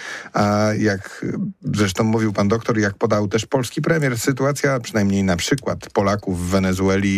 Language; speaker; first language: Polish; native; Polish